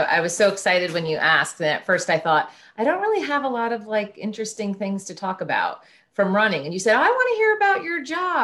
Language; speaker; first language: English; native; English